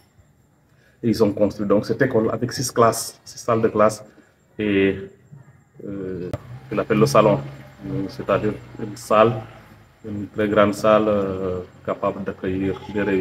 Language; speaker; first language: French; non-native, local second language; Serer